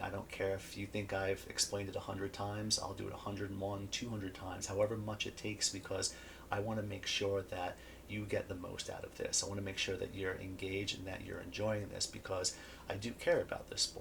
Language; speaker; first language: English; native; English